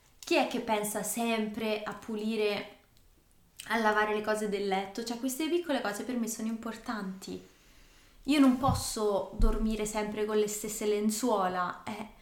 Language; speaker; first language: Italian; native; Italian